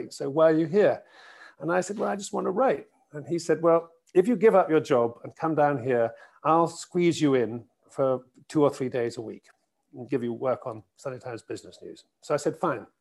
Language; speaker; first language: English; native; English